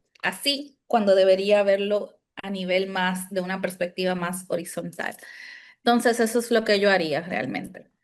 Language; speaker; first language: Spanish; native; Spanish